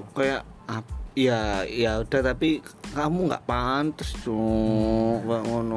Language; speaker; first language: Indonesian; non-native, local second language; Javanese